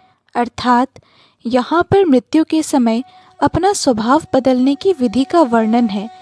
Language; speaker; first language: Hindi; native; Hindi